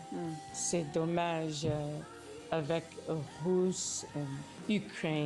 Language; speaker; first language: French; non-native, learner; English